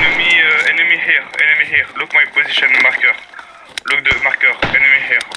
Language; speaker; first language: English; non-native, learner; French